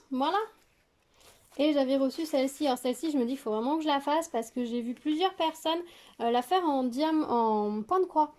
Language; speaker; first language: French; native; French